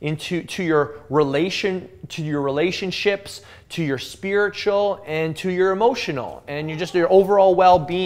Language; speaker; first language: English; native; English